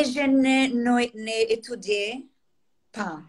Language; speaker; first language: French; non-native, learner; Portuguese